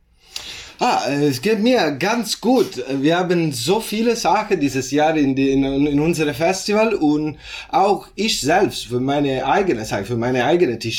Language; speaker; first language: German; non-native, learner; Italian